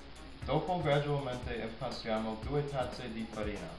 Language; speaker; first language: Italian; non-native, learner; English